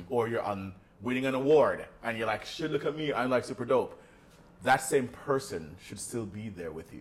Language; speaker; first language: English; native; English